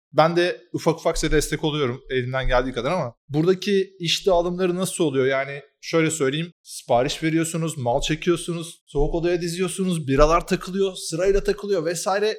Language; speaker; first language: Turkish; native; Turkish